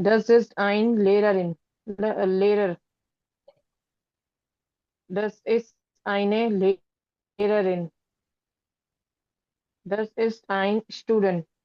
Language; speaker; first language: German; non-native, learner; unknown